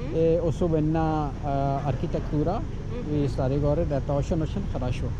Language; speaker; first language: Russian; non-native, learner; Urdu